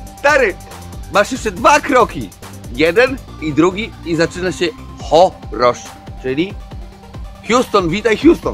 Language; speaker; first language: Polish; native; Polish